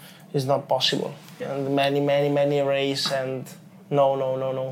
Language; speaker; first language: English; non-native, learner; Italian